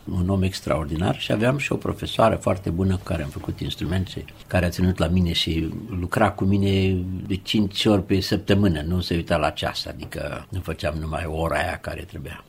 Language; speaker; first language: Romanian; native; Romanian